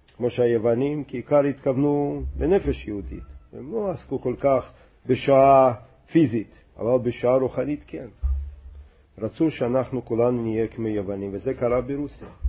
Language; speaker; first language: Hebrew; non-native, fluent; Russian